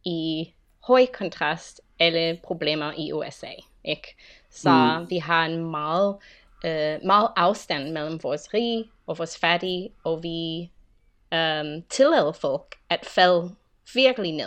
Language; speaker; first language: Danish; non-native, fluent; English